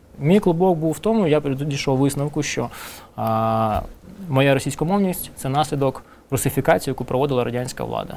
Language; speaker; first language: Ukrainian; non-native, local second language; Russian